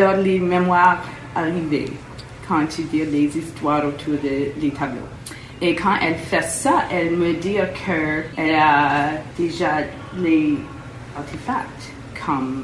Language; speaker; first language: French; non-native, local second language; English